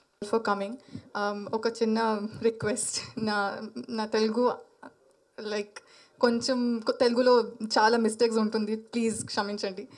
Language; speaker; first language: Telugu; non-native, learner; Malayalam